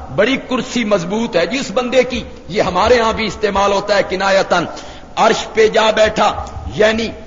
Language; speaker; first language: Urdu; non-native, local second language; Punjabi